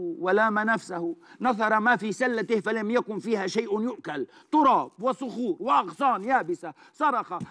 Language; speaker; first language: Arabic; non-native, fluent; Turkish